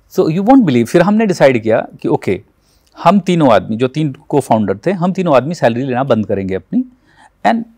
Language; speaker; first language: Hindi; native; Hindi